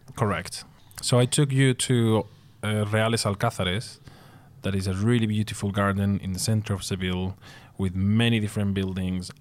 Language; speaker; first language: English; non-native, fluent; Spanish